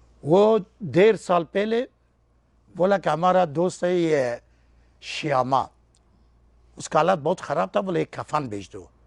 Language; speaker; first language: Hindi; non-native, learner; Persian